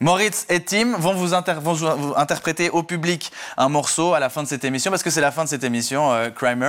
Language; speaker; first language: French; native; French